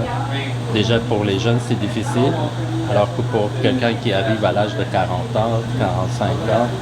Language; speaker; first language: French; non-native, fluent; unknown